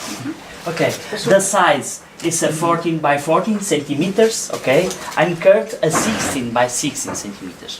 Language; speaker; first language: English; non-native, learner; Portuguese